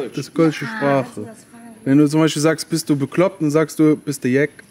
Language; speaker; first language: German; native; German